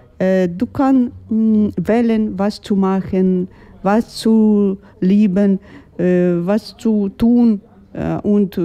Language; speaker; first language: German; non-native, learner; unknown